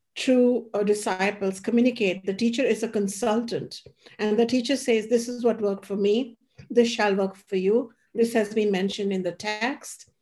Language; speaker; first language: English; non-native, local second language; Hindi